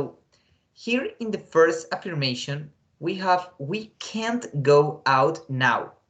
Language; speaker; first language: English; non-native, fluent; Spanish